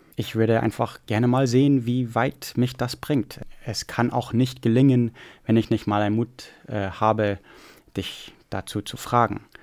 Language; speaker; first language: German; non-native, fluent; English